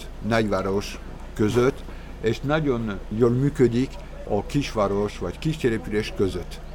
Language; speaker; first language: Hungarian; non-native, learner; French